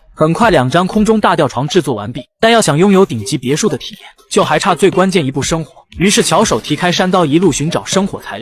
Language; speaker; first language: Chinese; native; Chinese